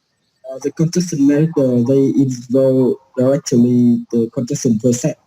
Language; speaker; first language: English; non-native, learner; Vietnamese